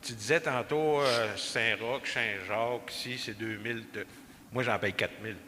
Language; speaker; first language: French; native; French